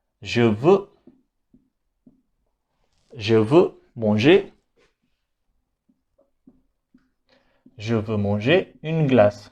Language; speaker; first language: French; non-native, fluent; Hindi